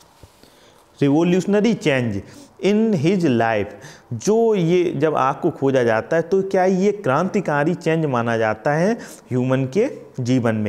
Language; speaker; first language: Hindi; native; Hindi